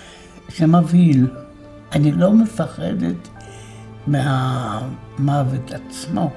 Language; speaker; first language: Hebrew; non-native, fluent; Polish